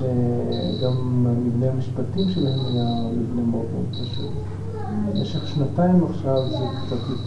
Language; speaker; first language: Hebrew; non-native, fluent; English